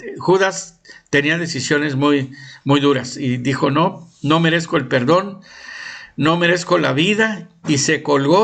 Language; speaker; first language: Spanish; native; Spanish